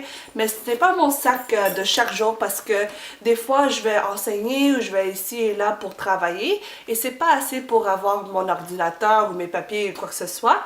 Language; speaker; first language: French; non-native, fluent; English